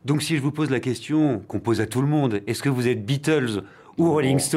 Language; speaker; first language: French; native; French